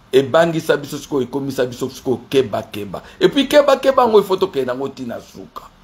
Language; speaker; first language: Lingala; native; Lingala